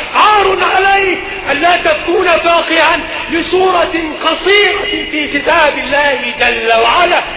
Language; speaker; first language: Arabic; native; Arabic